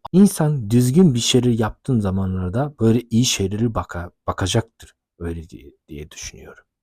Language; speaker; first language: Turkish; non-native, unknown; Japanese